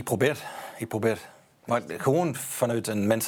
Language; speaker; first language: Dutch; non-native, fluent; Danish